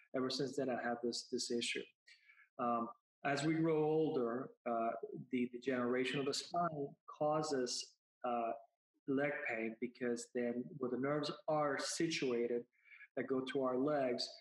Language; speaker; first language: English; non-native, fluent; Spanish